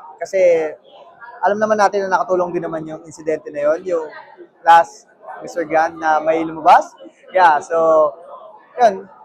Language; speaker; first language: Filipino; native; Filipino